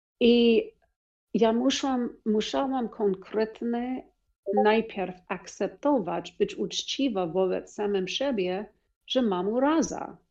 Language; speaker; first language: Polish; non-native, learner; English